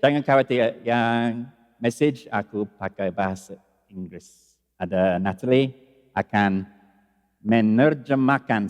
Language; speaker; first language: Indonesian; non-native, learner; English